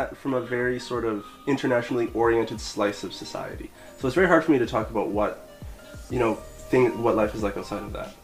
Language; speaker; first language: English; native; English